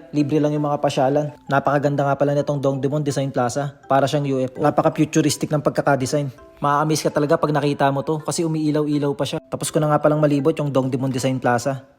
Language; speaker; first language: Filipino; native; Filipino